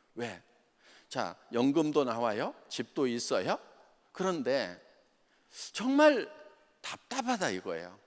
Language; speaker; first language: Korean; native; Korean